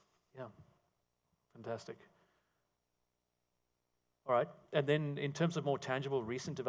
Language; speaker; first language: English; native; English